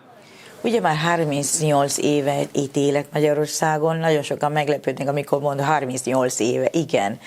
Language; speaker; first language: Hungarian; non-native, fluent; Spanish